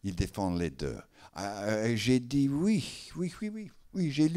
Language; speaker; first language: French; non-native, learner; English